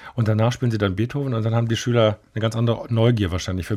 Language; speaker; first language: German; native; German